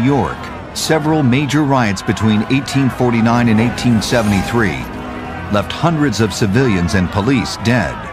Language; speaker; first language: English; native; English